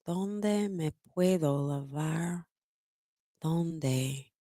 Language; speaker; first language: Spanish; non-native, learner; English